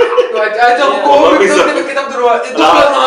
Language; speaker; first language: Arabic; native; Arabic